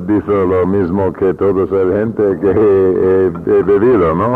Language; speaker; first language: Spanish; non-native, learner; English